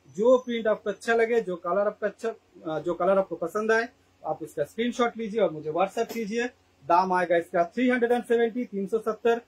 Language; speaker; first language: Hindi; non-native, local second language; Bangla